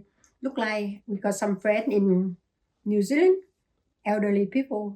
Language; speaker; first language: English; non-native, learner; Chinese